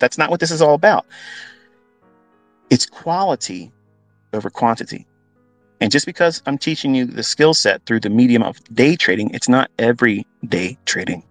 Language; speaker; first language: English; native; English